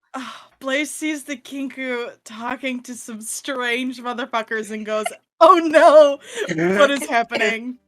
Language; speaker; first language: English; native; English